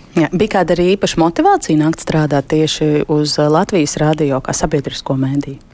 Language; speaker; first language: Latvian; native; Latvian